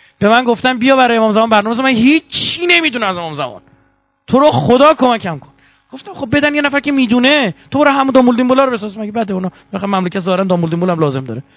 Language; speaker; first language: Persian; native; Persian